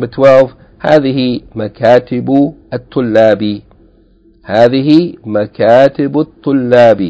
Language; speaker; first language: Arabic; non-native, fluent; English